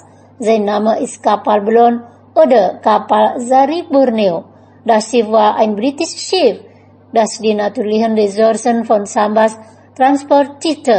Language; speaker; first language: German; non-native, fluent; Indonesian